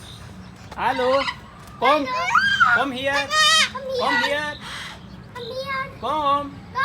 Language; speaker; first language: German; non-native, learner; Punjabi